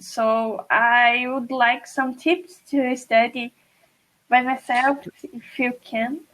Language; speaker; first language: English; non-native, fluent; Portuguese